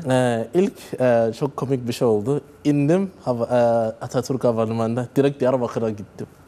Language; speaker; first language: Turkish; non-native, fluent; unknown